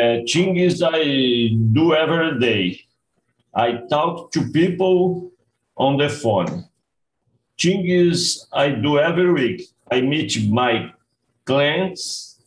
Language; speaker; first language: English; non-native, learner; Portuguese